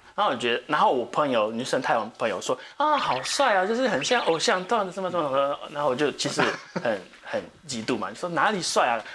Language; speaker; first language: Chinese; non-native, fluent; Portuguese